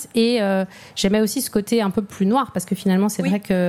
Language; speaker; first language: French; native; French